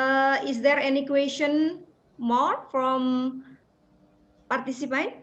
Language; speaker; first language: English; non-native, fluent; Indonesian